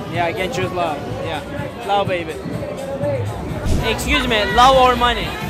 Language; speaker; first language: English; non-native, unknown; Turkish